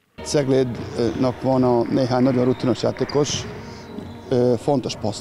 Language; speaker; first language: Hungarian; non-native, learner; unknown